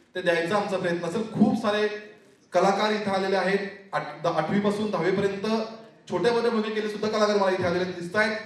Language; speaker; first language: Marathi; native; Marathi